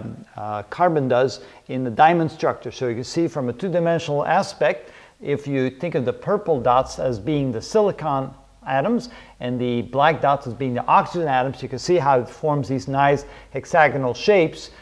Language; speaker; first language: English; non-native, fluent; Dutch